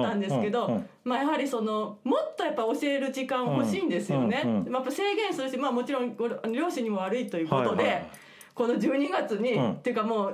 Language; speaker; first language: Japanese; native; Japanese